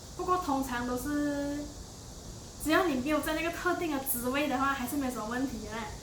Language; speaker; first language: Chinese; native; Chinese